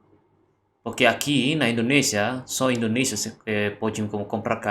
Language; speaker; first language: Portuguese; non-native, learner; Indonesian